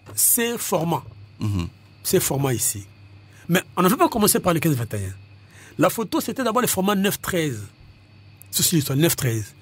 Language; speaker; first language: French; non-native, local second language; Lingala